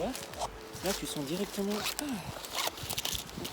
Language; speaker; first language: French; native; French